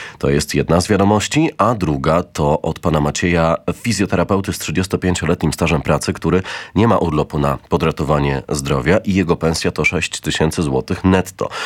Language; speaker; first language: Polish; native; Polish